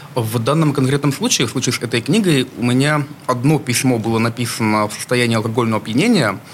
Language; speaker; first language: Russian; native; Russian